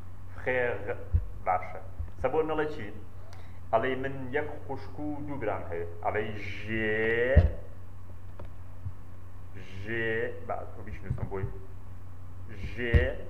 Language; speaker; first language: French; non-native, learner; Central Kurdish